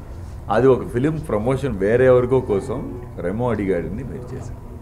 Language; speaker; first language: Telugu; non-native, learner; Tamil